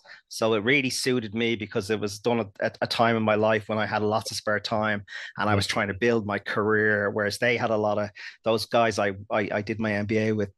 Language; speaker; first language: English; native; English